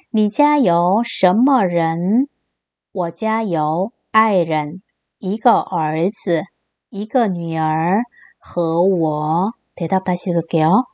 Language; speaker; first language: Chinese; non-native, fluent; Korean